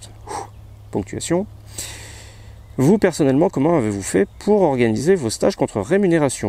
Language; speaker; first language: French; native; French